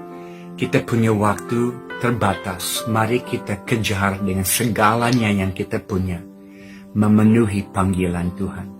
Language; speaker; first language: Indonesian; non-native, fluent; English